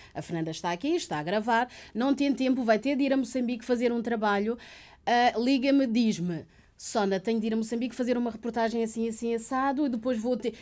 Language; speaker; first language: Portuguese; early bilingual, other home language; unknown